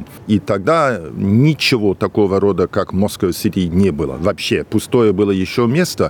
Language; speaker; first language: Russian; non-native, fluent; English